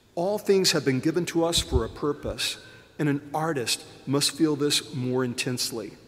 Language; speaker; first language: English; native; English